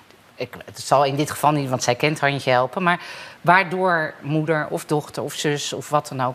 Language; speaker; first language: Dutch; native; Dutch